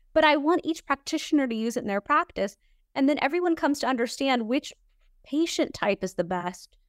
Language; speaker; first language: English; native; English